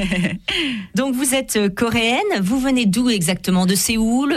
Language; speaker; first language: French; native; French